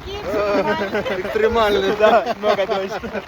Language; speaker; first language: Russian; non-native, learner; German